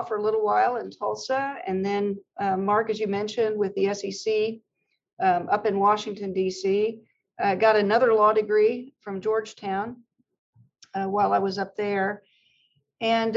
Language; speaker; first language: English; native; English